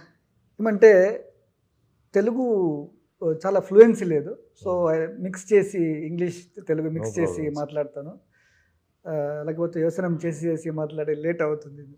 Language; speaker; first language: Telugu; non-native, learner; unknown